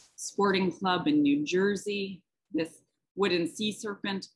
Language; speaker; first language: English; native; English